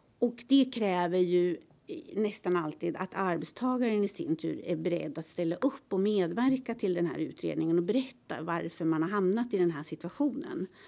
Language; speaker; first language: Swedish; native; Swedish